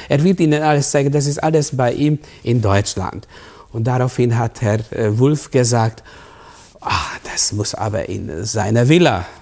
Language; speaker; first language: German; non-native, fluent; Hungarian